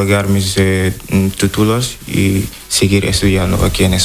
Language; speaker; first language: Spanish; non-native, fluent; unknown